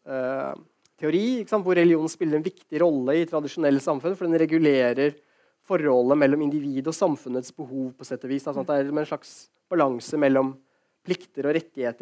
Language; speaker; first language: Norwegian; native; Norwegian